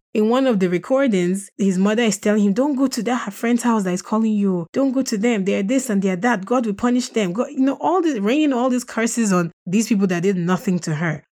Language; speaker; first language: English; non-native, local second language; Russian